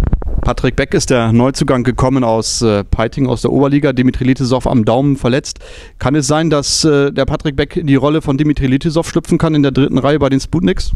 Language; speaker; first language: German; native; German